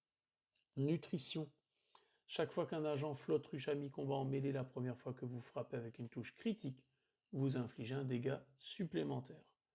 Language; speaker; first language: French; native; French